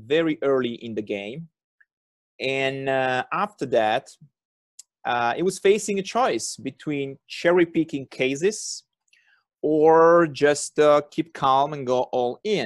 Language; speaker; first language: English; non-native, fluent; Italian